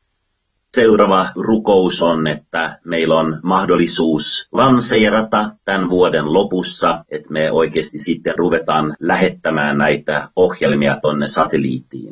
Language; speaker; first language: Finnish; non-native, fluent; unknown